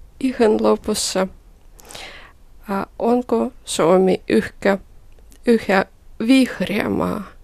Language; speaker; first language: Finnish; non-native, learner; Russian